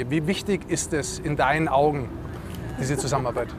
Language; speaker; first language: German; native; German